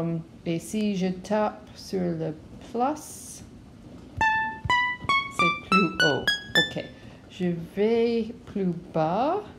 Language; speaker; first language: French; non-native, learner; English